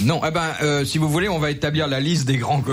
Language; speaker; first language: French; native; French